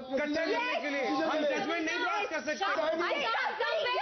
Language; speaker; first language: Hindi; native; Hindi